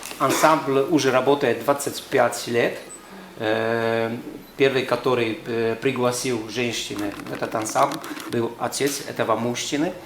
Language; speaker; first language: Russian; non-native, fluent; Polish